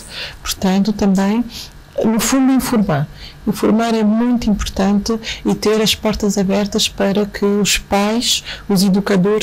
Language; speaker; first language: Portuguese; native; Portuguese